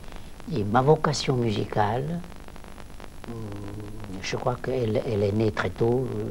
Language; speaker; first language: French; non-native, local second language; Vietnamese